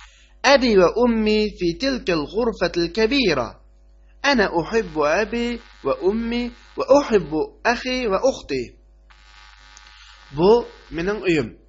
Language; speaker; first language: Arabic; non-native, fluent; Uyghur